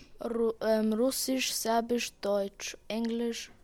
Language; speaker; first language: German; early bilingual, other home language; Serbian